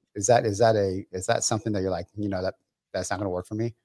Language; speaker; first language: English; early bilingual, other home language; Vietnamese